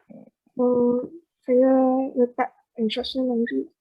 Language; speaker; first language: Malay; native; Malay